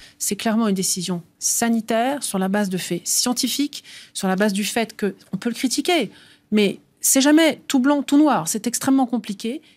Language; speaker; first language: French; native; French